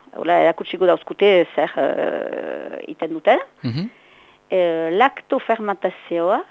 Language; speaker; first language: Basque; native; Basque